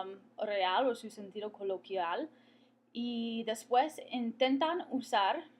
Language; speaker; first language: Spanish; non-native, fluent; English